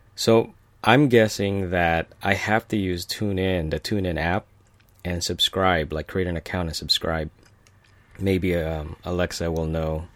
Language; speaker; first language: English; early bilingual, other home language; Filipino